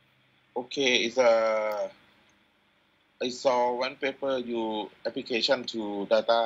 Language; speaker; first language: English; non-native, learner; Thai